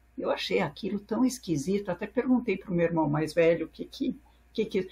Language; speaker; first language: Portuguese; early bilingual, other home language; French